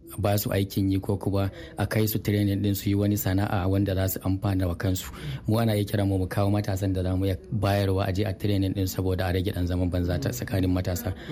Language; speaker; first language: Hausa; non-native, local second language; Fula